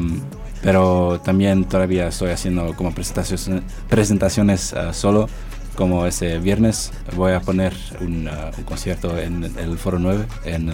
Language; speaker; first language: Spanish; early bilingual, heritage; Spanish